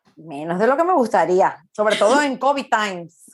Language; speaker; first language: Spanish; native; Spanish